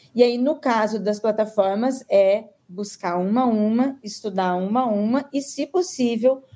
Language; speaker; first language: Portuguese; native; Portuguese